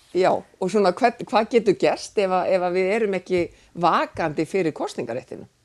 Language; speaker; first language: Icelandic; native; Icelandic